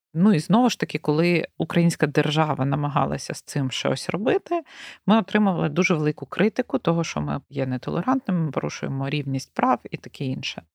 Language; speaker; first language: Ukrainian; native; Ukrainian